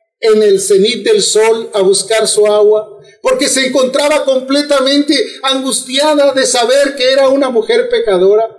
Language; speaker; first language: Spanish; native; Spanish